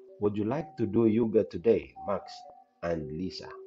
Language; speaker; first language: English; non-native, learner; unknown